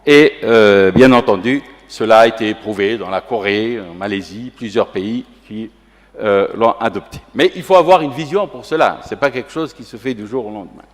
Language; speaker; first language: French; non-native, local second language; Arabic